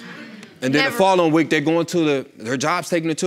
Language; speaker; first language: English; native; English